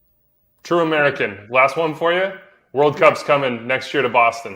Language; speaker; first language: English; native; English